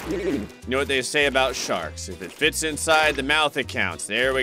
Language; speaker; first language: English; native; English